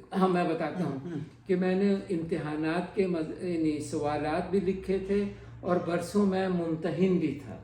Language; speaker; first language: Urdu; non-native, local second language; Punjabi